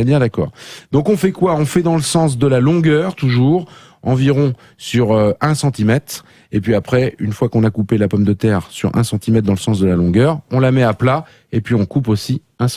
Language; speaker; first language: French; native; French